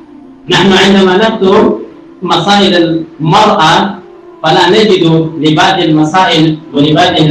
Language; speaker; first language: Arabic; non-native, fluent; Urdu